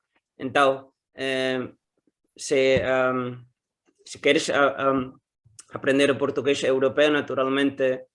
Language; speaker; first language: Portuguese; non-native, learner; Spanish